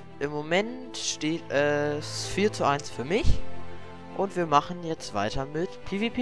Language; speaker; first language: German; native; German